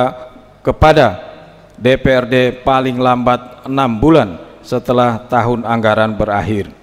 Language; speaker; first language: Indonesian; native; Indonesian